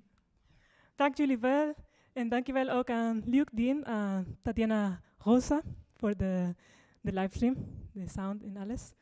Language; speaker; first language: Dutch; non-native, fluent; Spanish